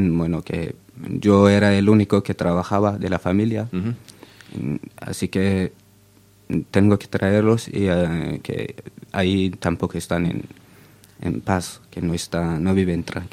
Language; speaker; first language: Spanish; non-native, fluent; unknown